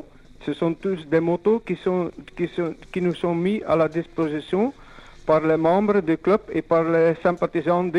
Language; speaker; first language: French; non-native, local second language; Dutch